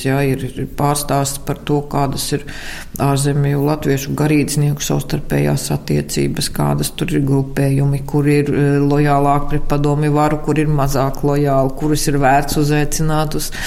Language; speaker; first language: Latvian; native; Latvian